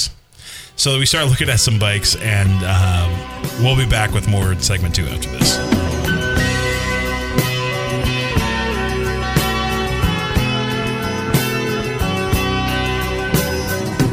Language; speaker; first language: English; native; English